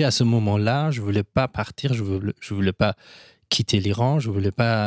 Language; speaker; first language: French; non-native, fluent; Persian